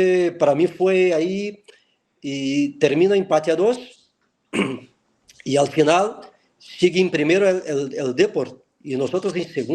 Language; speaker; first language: Spanish; non-native, fluent; Portuguese